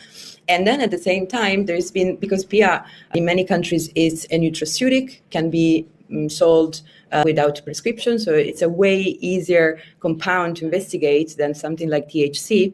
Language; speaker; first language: English; non-native, fluent; Italian